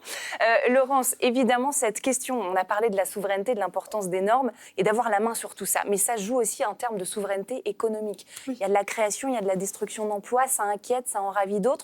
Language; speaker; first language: French; native; French